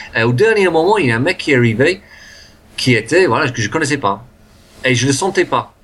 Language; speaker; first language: French; non-native, fluent; English